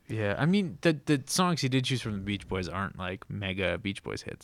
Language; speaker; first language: English; native; English